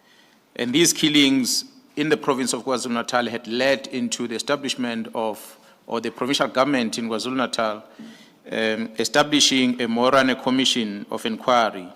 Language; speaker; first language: English; non-native, local second language; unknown